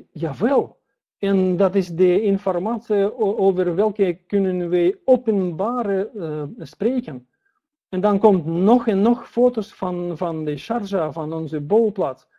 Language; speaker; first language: Dutch; non-native, learner; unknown